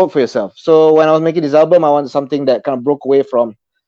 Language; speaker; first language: English; non-native, local second language; Malay